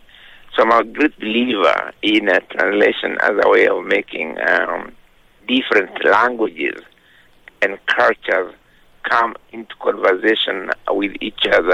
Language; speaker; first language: English; non-native, local second language; Kikuyu